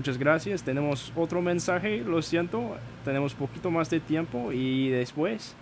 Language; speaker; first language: Spanish; non-native, learner; English